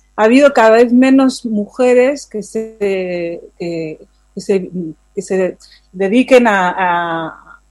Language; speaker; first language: Spanish; native; Spanish